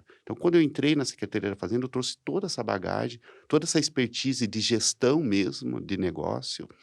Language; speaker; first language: Portuguese; native; Portuguese